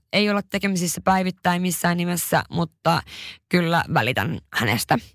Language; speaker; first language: Finnish; early bilingual, heritage; Finnish